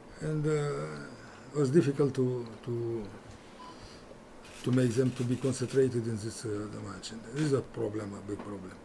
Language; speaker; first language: English; non-native, fluent; Romanian